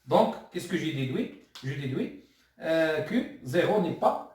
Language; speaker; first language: French; non-native, local second language; Arabic